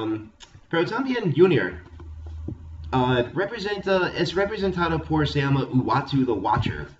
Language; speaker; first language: Spanish; non-native, fluent; English